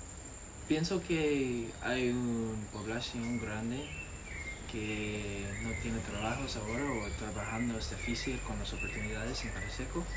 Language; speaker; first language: Spanish; non-native, learner; English